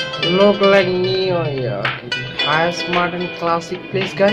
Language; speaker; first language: English; non-native, local second language; Bangla